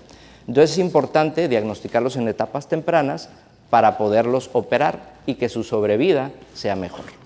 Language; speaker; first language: Spanish; native; Spanish